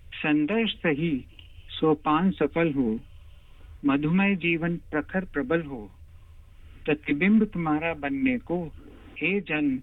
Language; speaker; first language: Hindi; native; Hindi